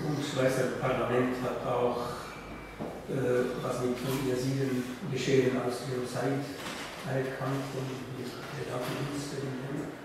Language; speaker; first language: German; non-native, fluent; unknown